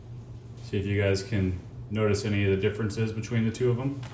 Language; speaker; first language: English; native; English